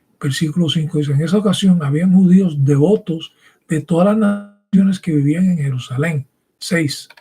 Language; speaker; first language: Spanish; early bilingual, heritage; Spanish